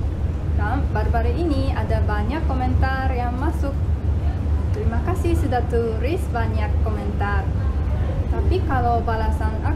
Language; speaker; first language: Indonesian; non-native, fluent; Japanese